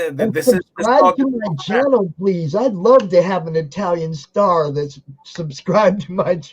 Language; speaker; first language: English; native; English